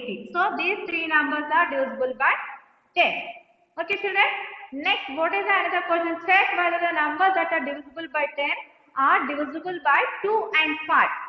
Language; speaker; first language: English; non-native, local second language; Telugu